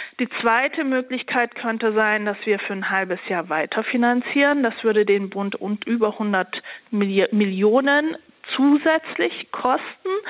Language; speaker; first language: German; early bilingual, other home language; Turkish